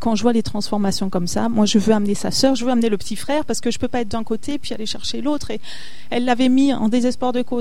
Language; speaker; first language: French; native; French